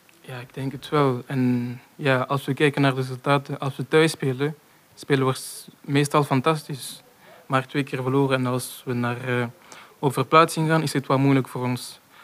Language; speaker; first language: Dutch; non-native, local second language; French